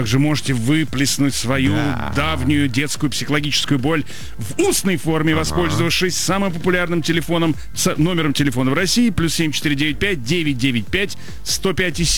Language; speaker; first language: Russian; native; Russian